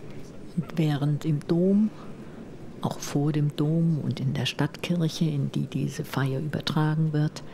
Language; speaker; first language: German; native; German